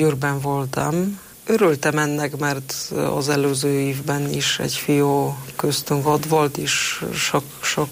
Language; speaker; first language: Hungarian; non-native, fluent; Polish